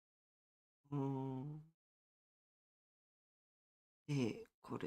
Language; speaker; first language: Japanese; non-native, learner; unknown